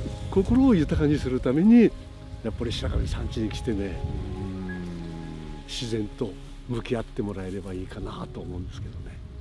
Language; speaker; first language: Japanese; native; Japanese